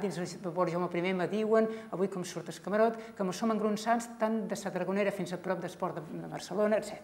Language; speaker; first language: Catalan; native; Catalan